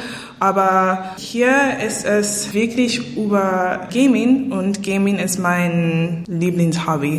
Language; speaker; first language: German; non-native, learner; English